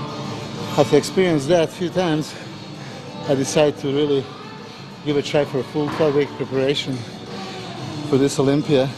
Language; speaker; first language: English; non-native, fluent; Serbian